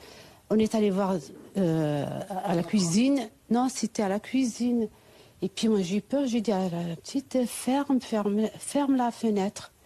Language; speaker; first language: French; non-native, fluent; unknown